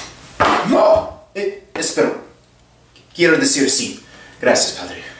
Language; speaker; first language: Spanish; non-native, learner; English